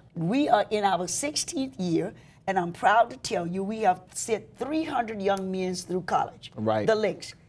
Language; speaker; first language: English; native; English